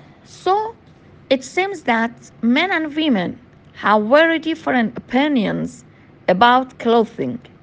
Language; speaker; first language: English; non-native, fluent; Persian